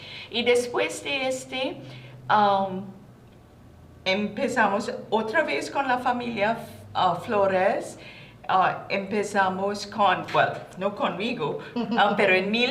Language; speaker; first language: Spanish; non-native, learner; English